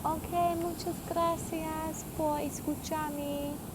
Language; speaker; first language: Spanish; non-native, learner; English